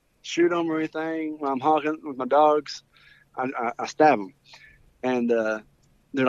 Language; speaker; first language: English; native; English